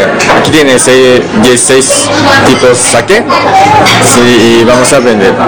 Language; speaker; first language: Spanish; non-native, learner; Japanese